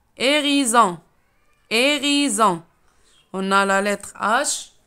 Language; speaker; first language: French; non-native, local second language; Arabic